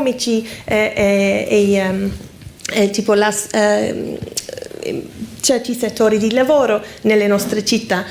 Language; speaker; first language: Italian; non-native, fluent; English